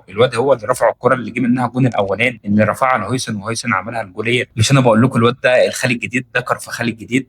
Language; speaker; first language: Arabic; native; Arabic